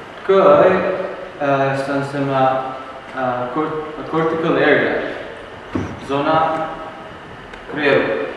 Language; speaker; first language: Romanian; non-native, learner; Arabic